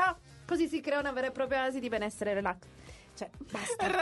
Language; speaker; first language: Italian; native; Italian